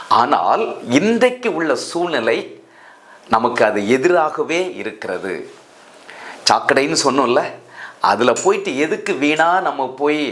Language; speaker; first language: Tamil; native; Tamil